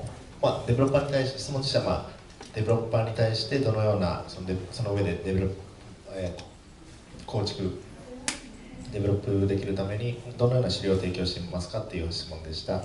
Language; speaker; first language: Japanese; native; Japanese